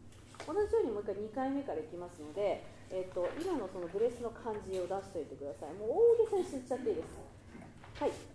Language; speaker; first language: Japanese; native; Japanese